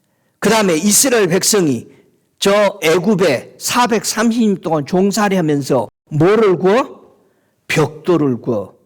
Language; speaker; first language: Korean; native; Korean